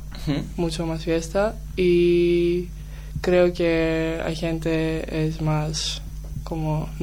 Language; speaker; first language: Spanish; non-native, learner; Greek